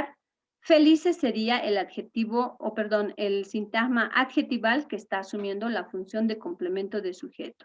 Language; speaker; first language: Spanish; native; Spanish